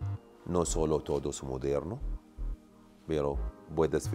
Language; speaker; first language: Spanish; non-native, learner; Arabic